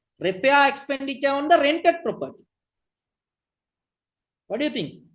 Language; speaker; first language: English; non-native, local second language; Sinhala